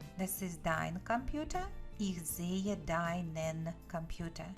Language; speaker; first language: German; non-native, fluent; Ukrainian